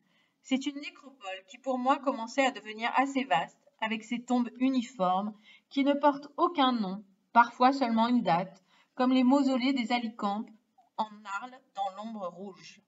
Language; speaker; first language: French; native; French